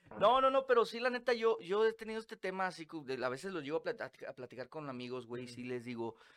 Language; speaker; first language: Spanish; native; Spanish